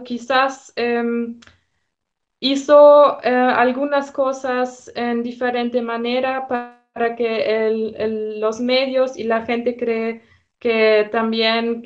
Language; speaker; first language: Spanish; non-native, fluent; German